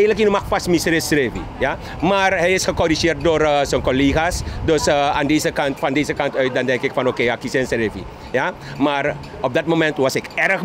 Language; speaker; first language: Dutch; native; Dutch